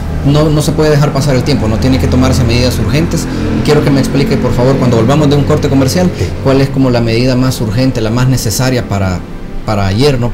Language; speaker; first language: Spanish; native; Spanish